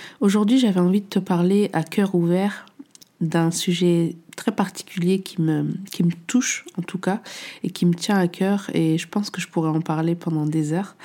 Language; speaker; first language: French; native; French